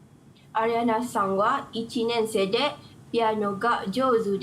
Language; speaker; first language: Japanese; non-native, learner; Malay